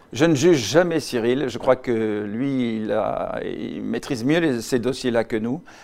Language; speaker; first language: French; native; French